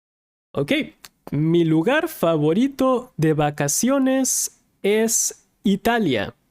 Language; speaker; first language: Spanish; non-native, fluent; English